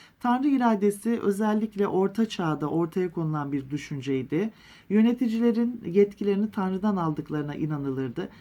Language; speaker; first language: Turkish; native; Turkish